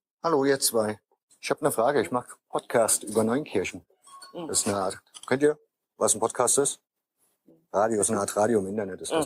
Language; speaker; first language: German; native; German